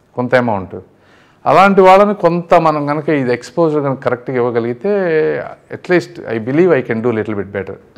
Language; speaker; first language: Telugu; native; Telugu